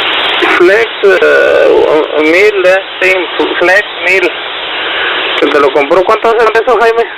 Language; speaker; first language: Spanish; native; Spanish